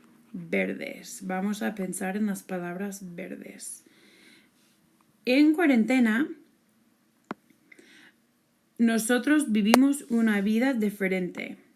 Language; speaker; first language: Spanish; non-native, fluent; English